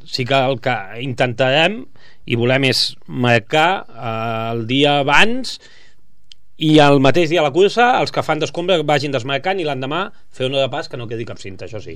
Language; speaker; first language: Catalan; native; Catalan